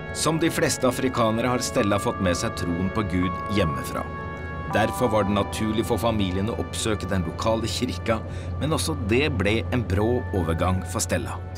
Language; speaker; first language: Norwegian; native; Norwegian